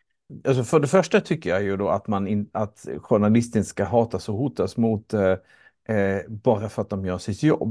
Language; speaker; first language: Swedish; native; Swedish